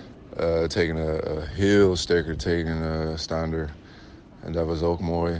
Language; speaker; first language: Dutch; non-native, fluent; English